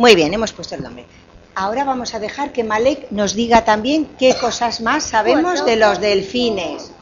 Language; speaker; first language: Spanish; native; Spanish